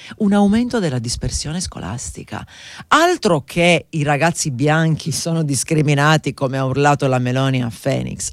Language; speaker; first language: Italian; native; Italian